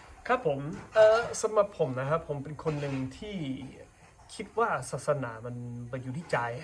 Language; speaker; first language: Thai; non-native, fluent; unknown